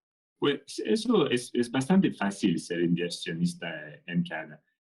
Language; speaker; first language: Spanish; non-native, fluent; French